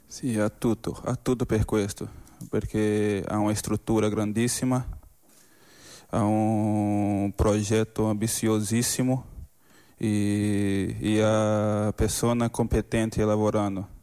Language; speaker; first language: Spanish; non-native, learner; Portuguese